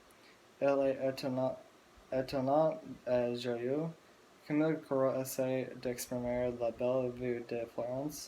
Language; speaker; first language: French; non-native, learner; English